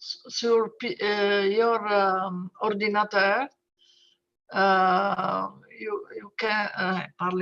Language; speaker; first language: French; non-native, learner; Italian